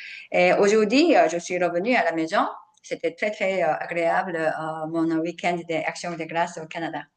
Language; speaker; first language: French; non-native, fluent; Korean